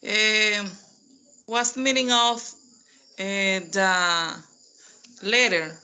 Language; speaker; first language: English; non-native, learner; Spanish